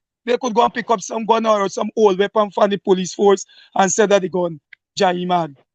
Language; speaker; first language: English; native; English